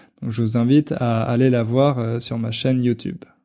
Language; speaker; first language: French; native; French